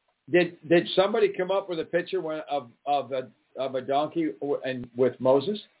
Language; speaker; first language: English; native; English